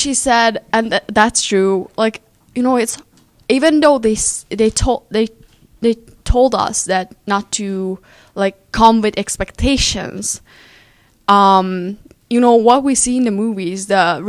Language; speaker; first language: English; non-native, fluent; Hungarian